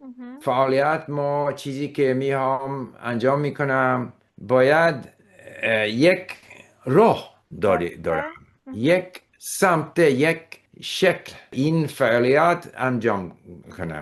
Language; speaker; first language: Persian; non-native, learner; English